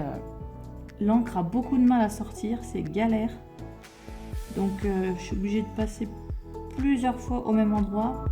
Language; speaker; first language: French; native; French